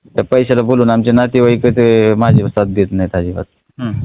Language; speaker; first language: Marathi; native; Marathi